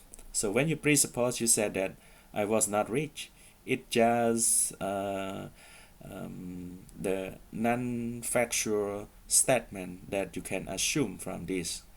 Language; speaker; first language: English; non-native, fluent; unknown